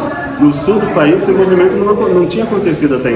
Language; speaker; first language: Portuguese; native; Portuguese